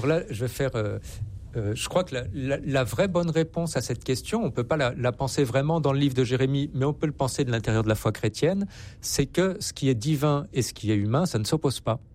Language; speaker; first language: French; native; French